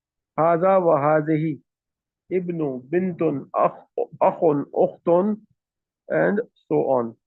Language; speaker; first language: Arabic; non-native, fluent; Urdu